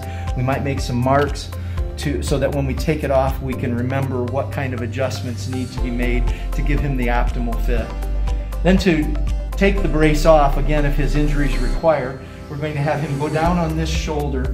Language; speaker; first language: English; native; English